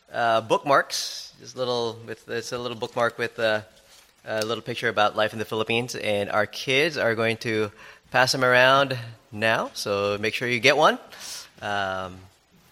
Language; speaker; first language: English; non-native, local second language; Filipino